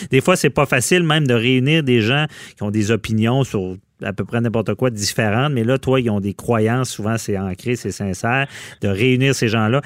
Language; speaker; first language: French; native; French